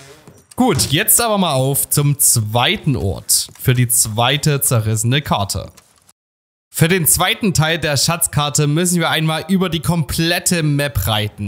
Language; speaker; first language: German; native; German